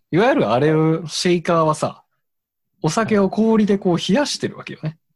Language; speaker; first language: Japanese; native; Japanese